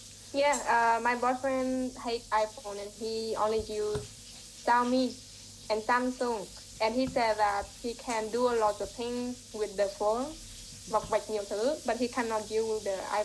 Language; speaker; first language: English; non-native, fluent; Vietnamese